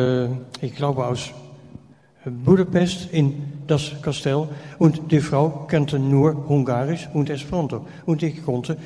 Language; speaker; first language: German; non-native, fluent; Dutch